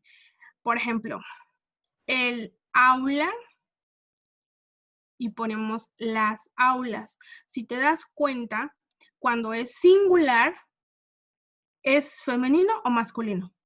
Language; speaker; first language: Spanish; non-native, fluent; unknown